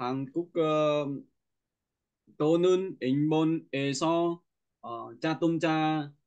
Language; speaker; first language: Korean; non-native, learner; Vietnamese